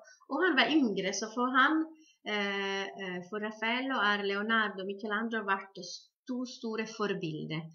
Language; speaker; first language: Norwegian; non-native, fluent; Italian